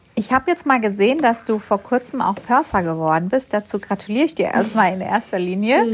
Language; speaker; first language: German; early bilingual, other home language; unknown